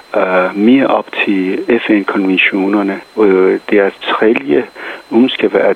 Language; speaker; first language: Danish; non-native, fluent; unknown